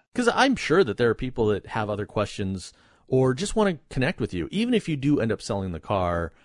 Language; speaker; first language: English; native; English